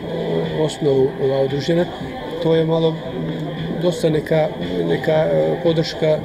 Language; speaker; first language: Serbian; early bilingual, heritage; Croatian